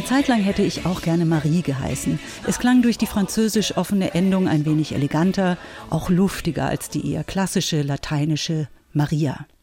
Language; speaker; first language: German; native; German